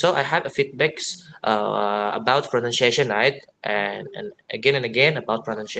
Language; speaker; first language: English; non-native, fluent; Indonesian